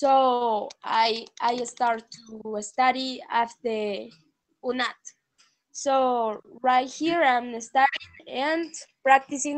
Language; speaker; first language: English; non-native, learner; Spanish